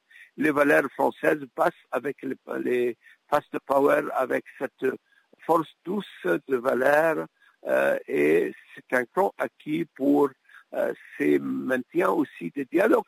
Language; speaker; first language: French; non-native, local second language; Arabic